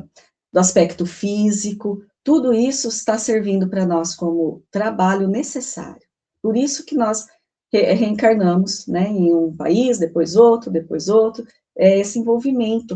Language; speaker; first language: Portuguese; native; Portuguese